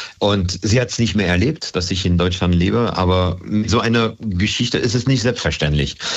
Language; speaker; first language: German; non-native, fluent; French